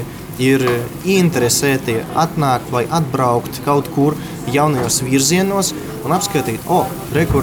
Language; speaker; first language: Latvian; non-native, local second language; Russian